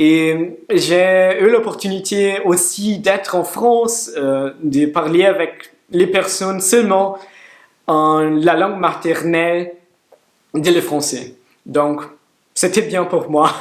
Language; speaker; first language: French; non-native, learner; Portuguese